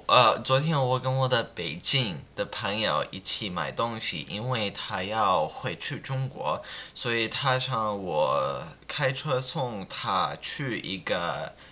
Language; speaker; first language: Chinese; non-native, learner; English